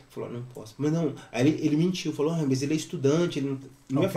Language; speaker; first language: Portuguese; native; Portuguese